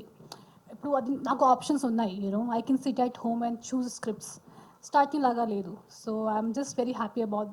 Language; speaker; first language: Telugu; non-native, local second language; Hindi